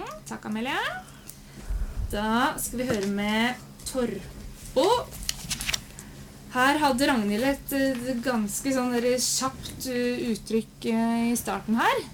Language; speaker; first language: Norwegian; native; Norwegian